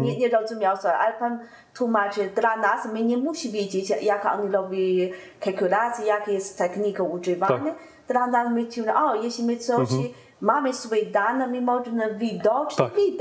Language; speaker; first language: Polish; non-native, learner; Chinese